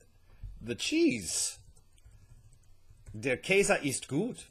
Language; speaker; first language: German; non-native, learner; English